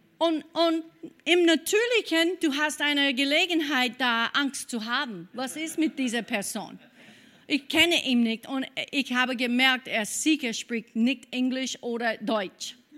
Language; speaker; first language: German; non-native, fluent; English